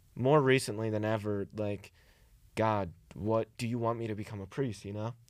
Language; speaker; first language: English; early bilingual, other home language; Italian